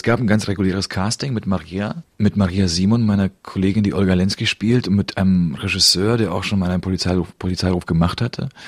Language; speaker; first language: German; early bilingual, other home language; Polish